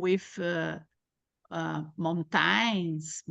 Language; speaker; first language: English; non-native, learner; Portuguese